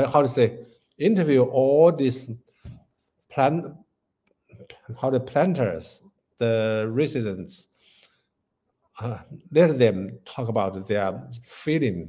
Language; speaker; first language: English; non-native, learner; Chinese